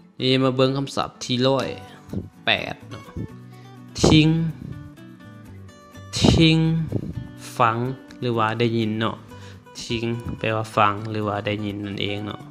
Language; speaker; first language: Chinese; non-native, fluent; Lao